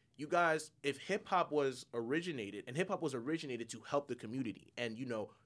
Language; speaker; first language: English; early bilingual, other home language; Yoruba